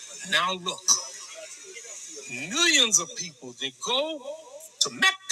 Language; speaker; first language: English; native; English